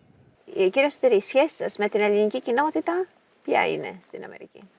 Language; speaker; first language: Greek; native; Greek